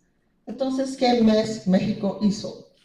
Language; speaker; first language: Spanish; non-native, fluent; Portuguese